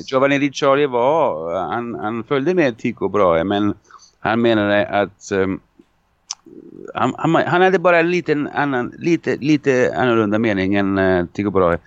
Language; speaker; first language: Swedish; non-native, fluent; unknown